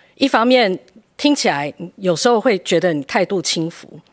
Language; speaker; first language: Chinese; native; Chinese